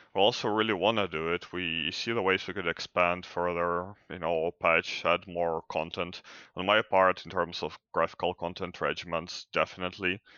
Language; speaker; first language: English; non-native, fluent; Ukrainian